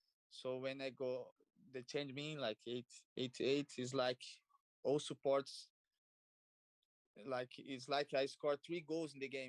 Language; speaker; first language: English; non-native, learner; Portuguese